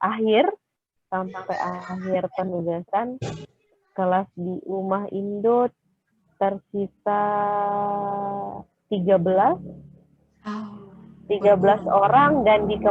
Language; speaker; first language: Indonesian; native; Indonesian